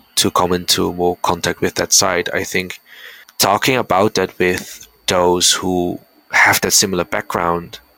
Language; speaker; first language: English; early bilingual, heritage; Dutch